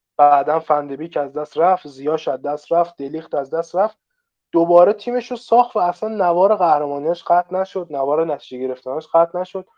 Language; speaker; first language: Persian; native; Persian